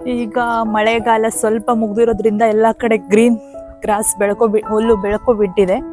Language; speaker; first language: Kannada; native; Kannada